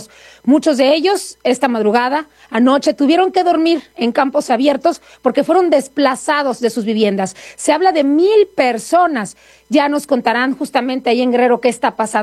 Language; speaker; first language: Spanish; native; Spanish